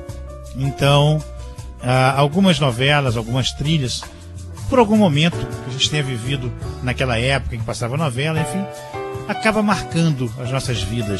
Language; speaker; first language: Portuguese; native; Portuguese